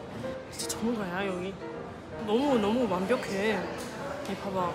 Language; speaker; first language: Korean; non-native, learner; German